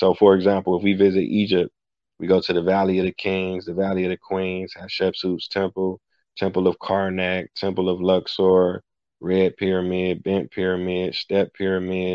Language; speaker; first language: English; native; English